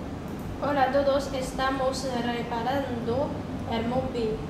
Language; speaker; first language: Spanish; non-native, learner; Chinese